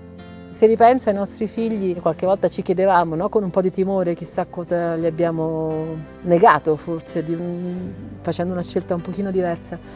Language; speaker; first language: Italian; native; Italian